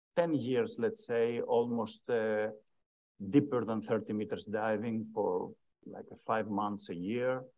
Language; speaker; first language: English; non-native, fluent; Greek